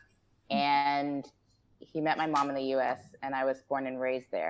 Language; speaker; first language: English; native; English